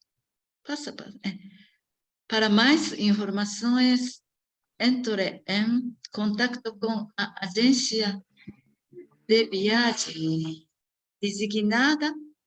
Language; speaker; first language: Portuguese; non-native, learner; Japanese